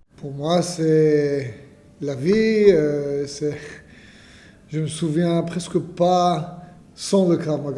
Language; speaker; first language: French; non-native, fluent; Hebrew